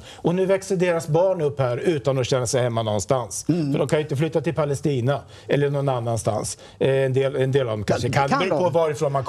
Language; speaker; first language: Swedish; native; Swedish